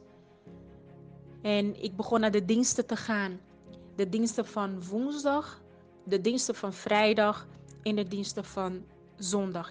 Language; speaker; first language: Dutch; non-native, fluent; Portuguese